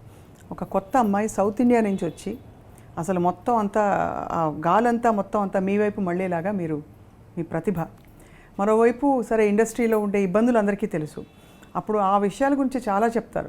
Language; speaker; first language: Telugu; native; Telugu